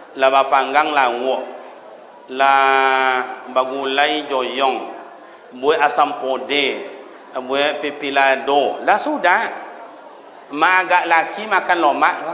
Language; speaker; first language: Malay; native; Malay